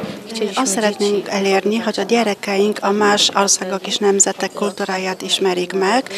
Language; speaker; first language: Hungarian; non-native, fluent; Polish